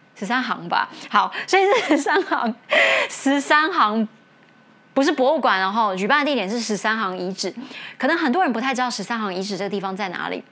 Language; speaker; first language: Chinese; non-native, local second language; Min Nan Chinese